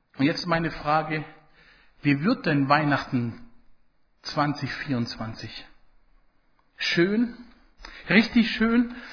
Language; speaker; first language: German; early bilingual, other home language; Italian